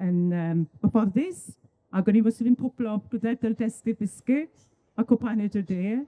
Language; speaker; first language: Welsh; native; Welsh